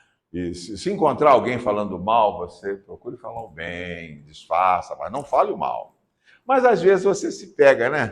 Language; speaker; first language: Portuguese; native; Portuguese